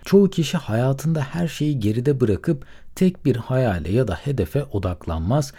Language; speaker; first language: Turkish; native; Turkish